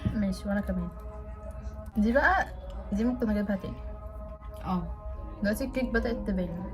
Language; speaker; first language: Arabic; native; Arabic